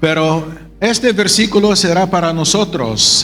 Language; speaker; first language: Spanish; non-native, fluent; Arabic